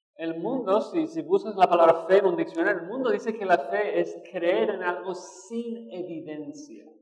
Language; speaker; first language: Spanish; non-native, fluent; English